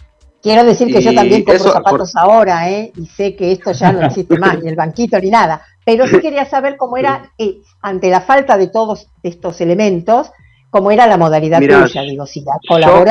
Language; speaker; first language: Spanish; native; Spanish